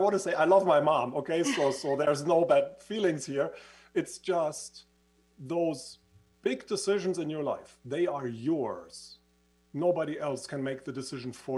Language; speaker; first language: English; non-native, fluent; German